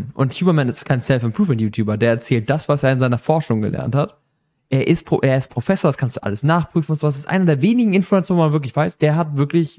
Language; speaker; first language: German; native; German